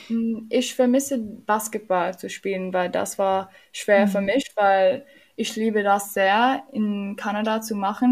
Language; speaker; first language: German; non-native, learner; English